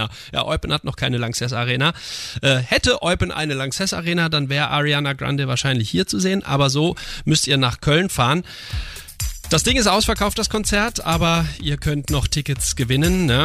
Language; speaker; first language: German; native; German